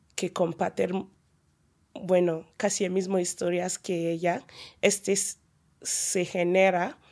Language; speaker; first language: Spanish; non-native, learner; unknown